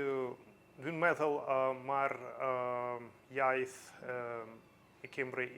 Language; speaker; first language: Welsh; non-native, learner; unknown